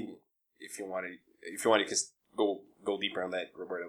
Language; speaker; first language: English; non-native, fluent; Portuguese